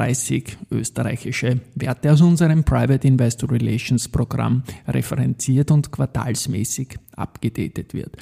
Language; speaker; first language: German; native; German